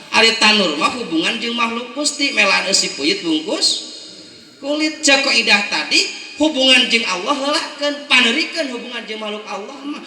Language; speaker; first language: Sundanese; native; Sundanese